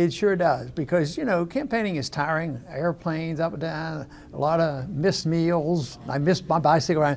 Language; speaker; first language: English; native; English